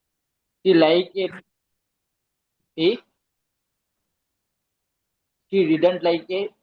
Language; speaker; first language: English; non-native, learner; Telugu